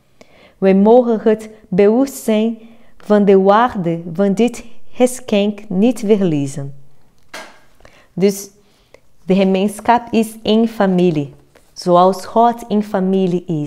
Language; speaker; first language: Dutch; non-native, fluent; Portuguese